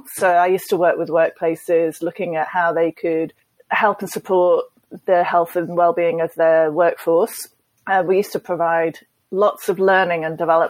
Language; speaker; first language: English; native; English